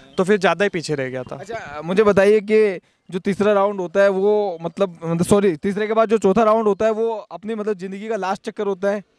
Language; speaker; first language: Hindi; native; Hindi